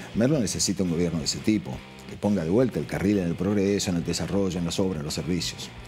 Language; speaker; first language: Spanish; native; Spanish